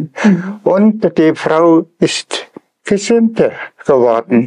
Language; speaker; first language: German; non-native, fluent; Tuvinian